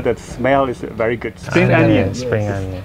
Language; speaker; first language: English; non-native, fluent; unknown